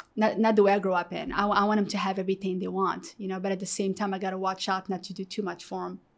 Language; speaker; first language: English; early bilingual, other home language; Arabic